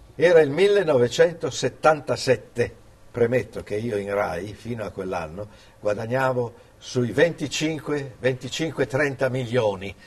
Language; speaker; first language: Italian; early bilingual, other home language; English